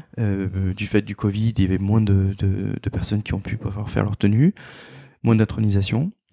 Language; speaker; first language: French; native; French